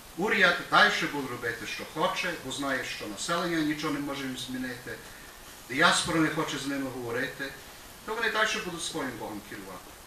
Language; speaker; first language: Ukrainian; early bilingual, heritage; Ukrainian